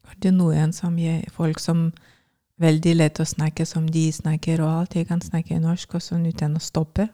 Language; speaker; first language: Norwegian; non-native, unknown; Lithuanian